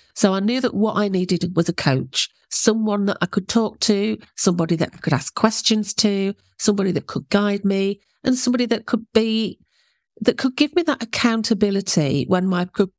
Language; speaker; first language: English; native; English